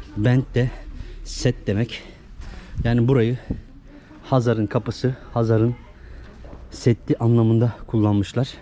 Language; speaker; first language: Turkish; native; Turkish